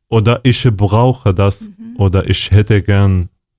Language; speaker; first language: German; non-native, learner; Arabic